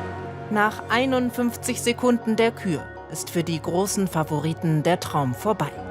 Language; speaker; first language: German; native; German